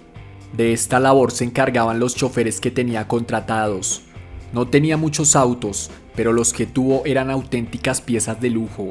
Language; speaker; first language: Spanish; native; Spanish